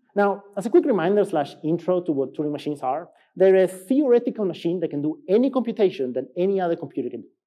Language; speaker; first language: English; non-native, fluent; Spanish